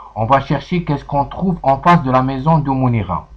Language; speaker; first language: French; non-native, local second language; Arabic